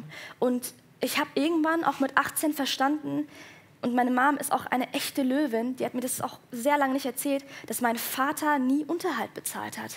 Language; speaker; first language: German; early bilingual, other home language; Persian